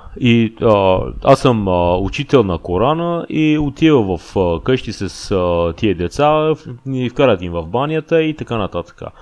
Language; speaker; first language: Bulgarian; non-native, fluent; Persian